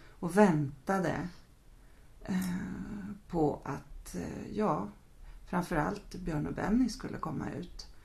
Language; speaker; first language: Swedish; native; Swedish